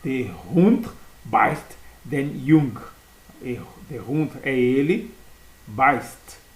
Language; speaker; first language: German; non-native, learner; Portuguese